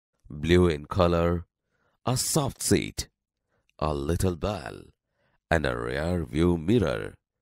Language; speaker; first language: English; non-native, local second language; Gujarati